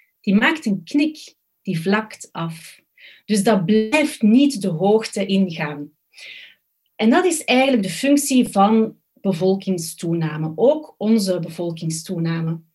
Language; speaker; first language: Dutch; native; Dutch